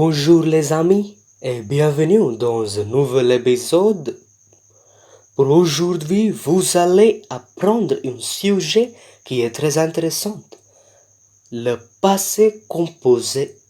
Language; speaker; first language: French; non-native, learner; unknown